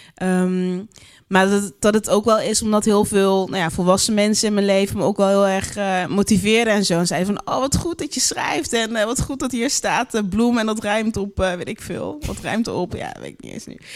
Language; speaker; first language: Dutch; native; Dutch